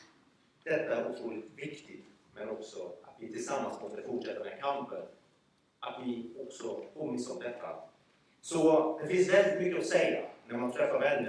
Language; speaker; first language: Swedish; early bilingual, other home language; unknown